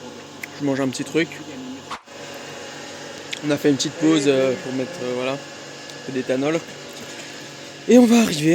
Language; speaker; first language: French; native; French